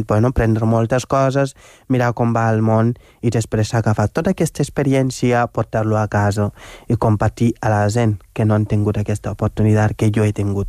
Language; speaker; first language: Catalan; non-native, fluent; Wolof